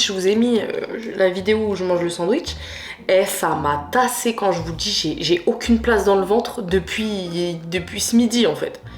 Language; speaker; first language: French; native; French